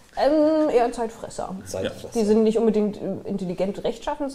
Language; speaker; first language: German; native; German